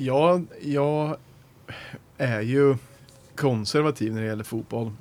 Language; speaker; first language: Swedish; native; Swedish